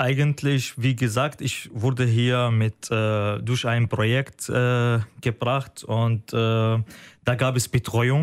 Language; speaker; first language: German; non-native, fluent; Arabic